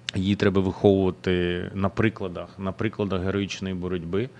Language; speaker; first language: Ukrainian; non-native, local second language; Russian